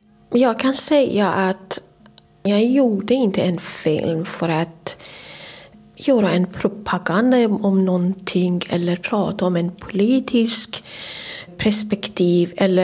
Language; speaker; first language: Swedish; non-native, fluent; Persian